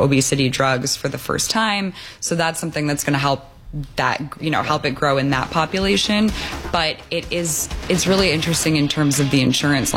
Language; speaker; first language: English; native; English